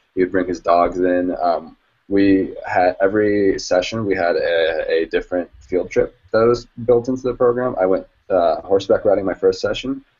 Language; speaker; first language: English; native; English